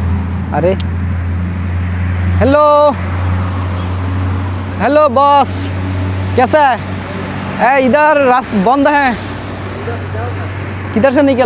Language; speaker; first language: Hindi; non-native, learner; Bangla